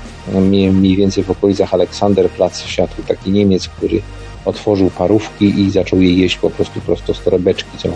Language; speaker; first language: Polish; native; Polish